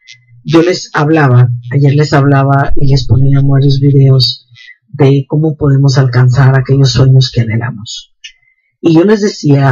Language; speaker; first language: Spanish; native; Spanish